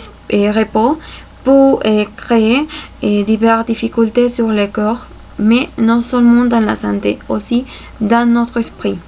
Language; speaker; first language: French; non-native, fluent; Spanish